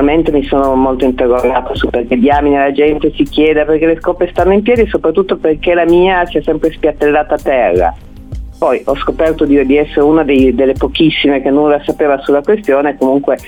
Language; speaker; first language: Italian; native; Italian